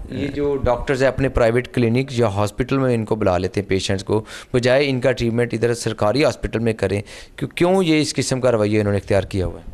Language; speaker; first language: Urdu; non-native, local second language; Punjabi